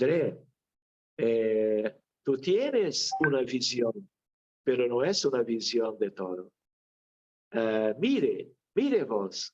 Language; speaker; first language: Spanish; non-native, fluent; Portuguese